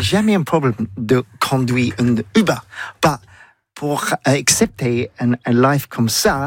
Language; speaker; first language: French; non-native, learner; English